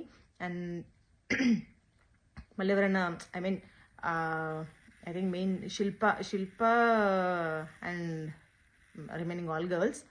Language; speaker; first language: Telugu; native; Telugu